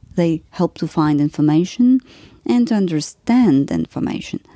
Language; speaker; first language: English; non-native, fluent; Polish